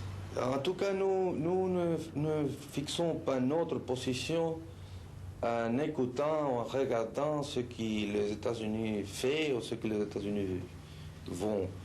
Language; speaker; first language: French; non-native, fluent; Spanish